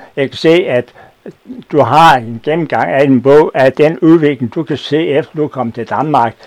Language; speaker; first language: Danish; native; Danish